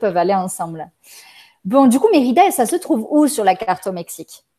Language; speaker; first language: French; native; French